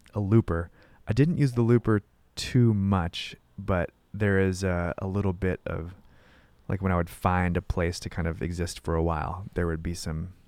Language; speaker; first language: English; native; English